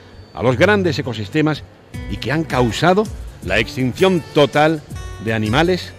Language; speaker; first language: Spanish; native; Spanish